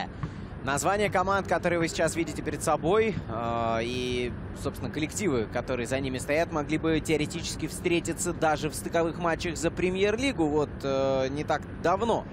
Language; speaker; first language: Russian; native; Russian